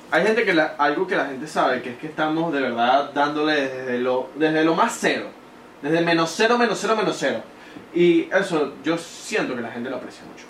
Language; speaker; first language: Spanish; native; Spanish